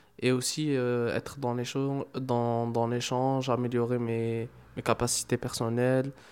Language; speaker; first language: French; non-native, local second language; Arabic